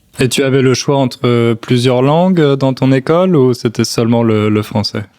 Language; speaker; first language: French; native; French